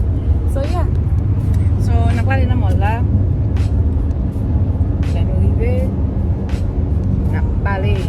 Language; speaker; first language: Haitian Creole; early bilingual, heritage; Haitian Creole